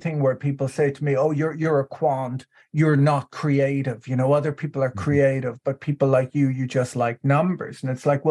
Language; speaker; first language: English; native; English